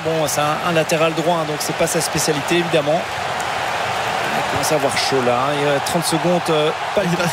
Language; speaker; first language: French; native; French